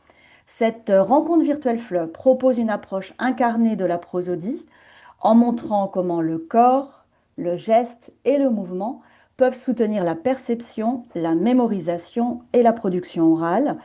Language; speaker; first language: French; native; French